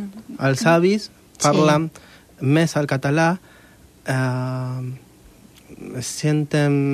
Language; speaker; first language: Catalan; non-native, learner; Spanish